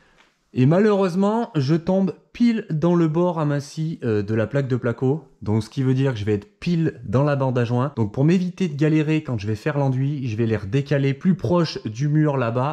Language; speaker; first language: French; native; French